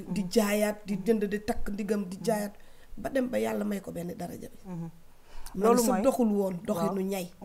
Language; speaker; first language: Wolof; non-native, local second language; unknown